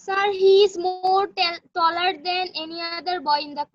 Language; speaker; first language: English; non-native, learner; Bangla